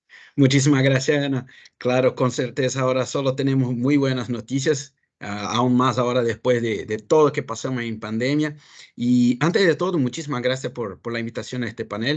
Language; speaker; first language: Spanish; non-native, fluent; Portuguese